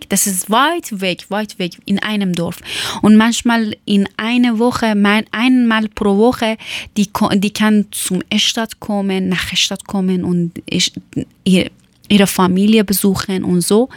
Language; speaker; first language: German; non-native, learner; Persian